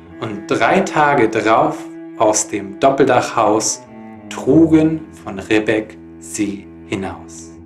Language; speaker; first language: German; native; German